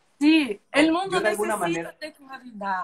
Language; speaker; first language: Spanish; non-native, learner; Portuguese